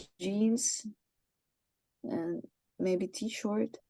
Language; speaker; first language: English; non-native, learner; Ukrainian